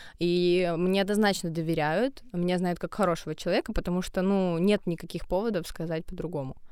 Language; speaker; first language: Russian; native; Russian